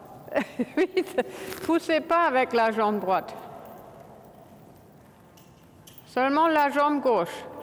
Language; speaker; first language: French; non-native, fluent; German